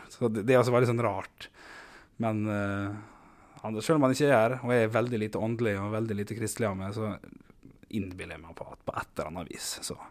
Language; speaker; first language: Norwegian; native; Norwegian